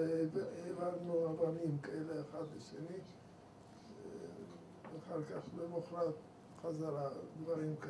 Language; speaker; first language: Hebrew; non-native, fluent; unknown